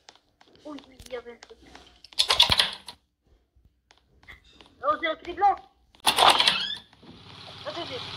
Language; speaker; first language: French; native; French